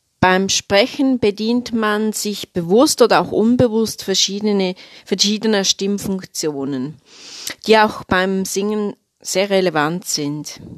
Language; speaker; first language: German; native; German